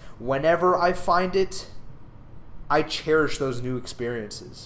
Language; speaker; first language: English; native; English